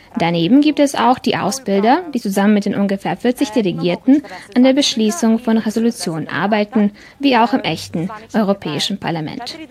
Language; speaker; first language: German; non-native, fluent; Serbian